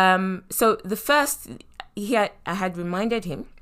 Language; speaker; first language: English; non-native, local second language; Yoruba